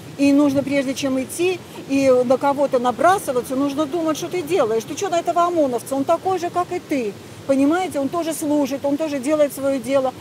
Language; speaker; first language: Russian; native; Russian